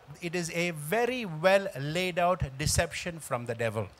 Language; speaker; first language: English; non-native, local second language; Tamil